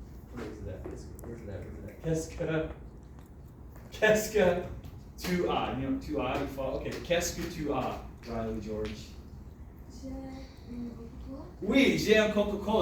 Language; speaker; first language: French; non-native, fluent; English